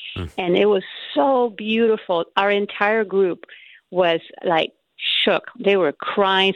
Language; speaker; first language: English; non-native, fluent; Spanish